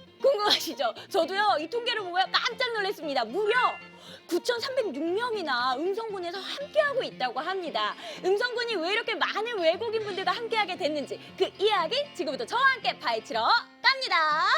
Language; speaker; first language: Korean; native; Korean